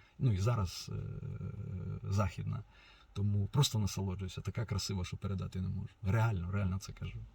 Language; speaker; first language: Ukrainian; non-native, local second language; Russian